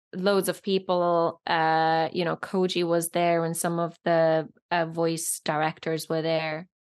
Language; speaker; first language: English; non-native, fluent; Norwegian